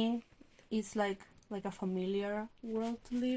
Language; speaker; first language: English; non-native, learner; Spanish